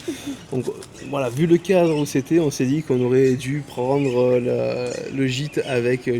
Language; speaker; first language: French; native; French